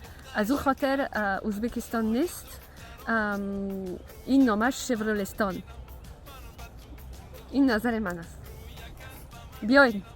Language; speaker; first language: Persian; non-native, learner; French